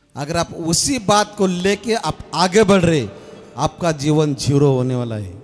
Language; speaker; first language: Hindi; non-native, local second language; Marathi